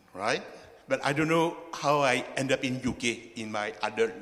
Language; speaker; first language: English; non-native, fluent; Chinese